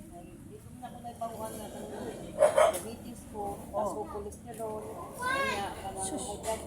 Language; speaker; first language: Filipino; non-native, local second language; Cebuano